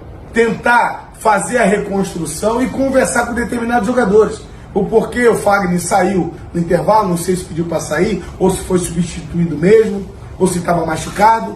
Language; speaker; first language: Portuguese; native; Portuguese